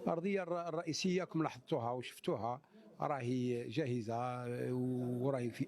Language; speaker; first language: Arabic; native; Arabic